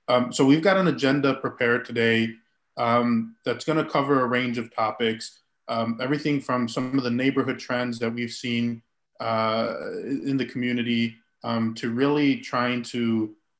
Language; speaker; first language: English; early bilingual, other home language; Spanish